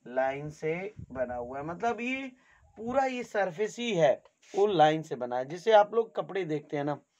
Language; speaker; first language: Hindi; native; Hindi